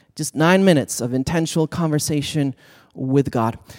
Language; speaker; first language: English; non-native, fluent; Swedish